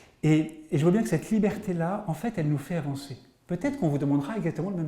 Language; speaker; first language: French; native; French